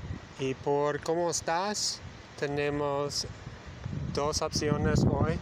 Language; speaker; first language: Spanish; non-native, fluent; English